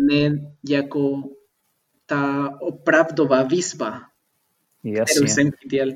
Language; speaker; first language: Czech; non-native, fluent; Spanish